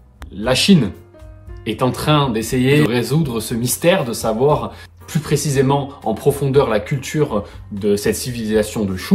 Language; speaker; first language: French; native; French